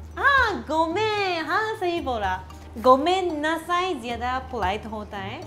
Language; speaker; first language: Hindi; non-native, fluent; Japanese